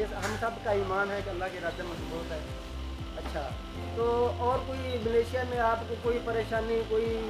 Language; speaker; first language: Hindi; native; Hindi